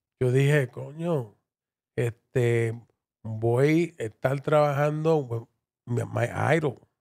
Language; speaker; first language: Spanish; early bilingual, heritage; Spanish